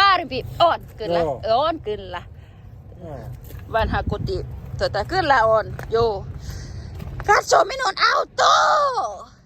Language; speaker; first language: Finnish; non-native, learner; Thai